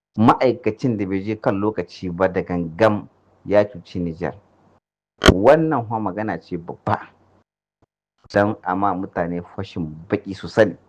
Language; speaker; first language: Hausa; native; Hausa